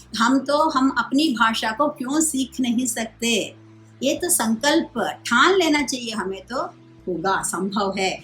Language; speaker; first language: Hindi; non-native, local second language; Telugu